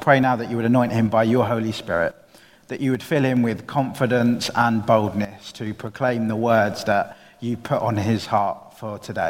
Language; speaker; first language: English; native; English